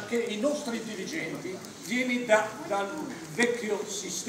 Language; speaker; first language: Italian; non-native, fluent; Albanian